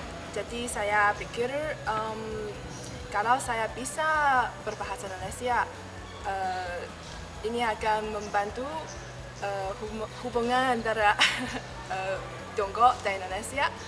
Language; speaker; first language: Indonesian; non-native, learner; Chinese